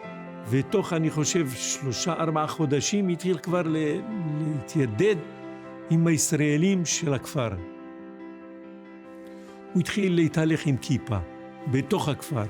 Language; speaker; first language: Hebrew; non-native, fluent; French